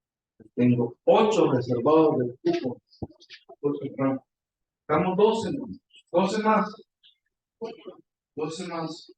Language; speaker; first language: Spanish; native; Spanish